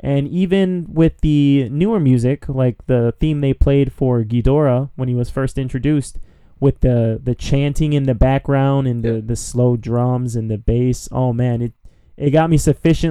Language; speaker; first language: English; native; English